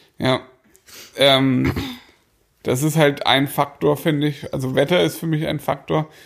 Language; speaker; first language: German; native; German